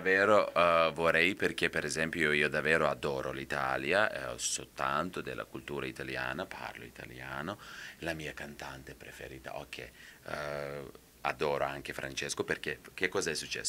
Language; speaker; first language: Italian; non-native, fluent; Serbian